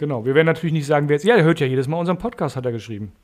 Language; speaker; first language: German; native; German